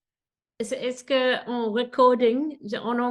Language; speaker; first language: French; non-native, learner; English